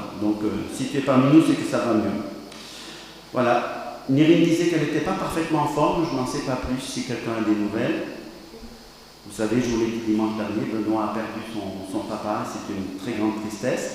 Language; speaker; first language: French; native; French